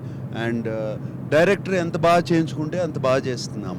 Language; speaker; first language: Telugu; native; Telugu